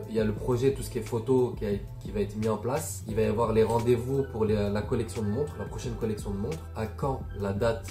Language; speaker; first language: French; native; French